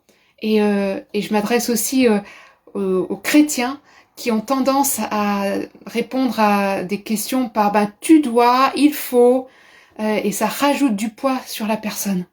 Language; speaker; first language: French; native; French